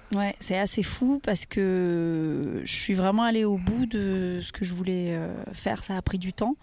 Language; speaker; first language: French; native; French